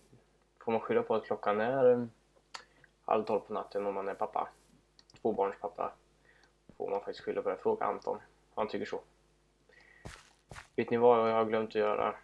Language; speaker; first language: Swedish; native; Swedish